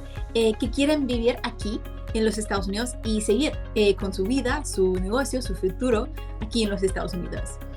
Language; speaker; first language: Spanish; non-native, fluent; English